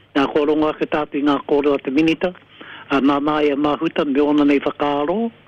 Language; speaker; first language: Māori; native; Māori